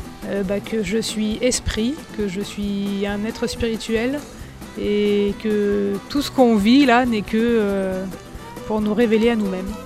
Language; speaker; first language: French; native; French